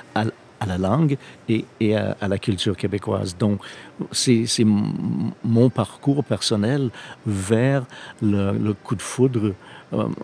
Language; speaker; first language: French; non-native, fluent; English